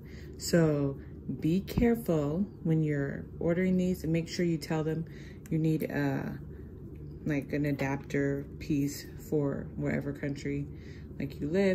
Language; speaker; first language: English; native; English